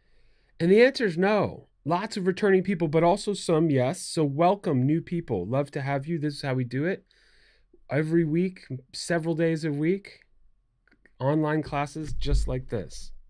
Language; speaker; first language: English; native; English